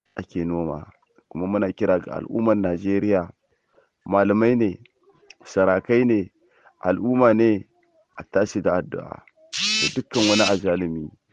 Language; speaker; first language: Hausa; native; Hausa